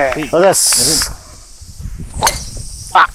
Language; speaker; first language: Japanese; native; Japanese